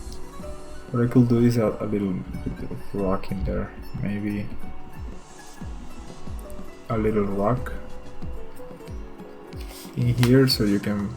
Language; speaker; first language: English; non-native, fluent; Spanish